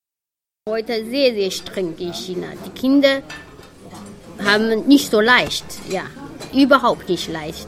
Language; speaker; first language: German; non-native, learner; Chinese